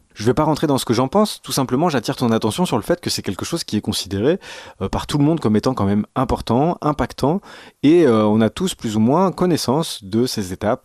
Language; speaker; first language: French; native; French